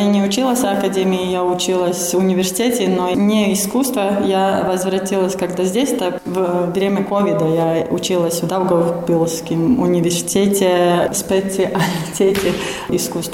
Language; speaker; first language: Russian; non-native, local second language; Latvian